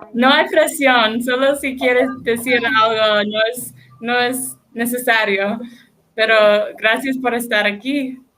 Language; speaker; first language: Spanish; non-native, learner; English